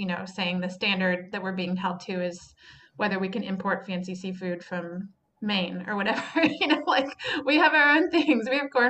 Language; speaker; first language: English; native; English